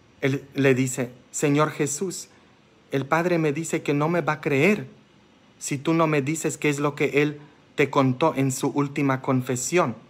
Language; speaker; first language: Spanish; non-native, fluent; Polish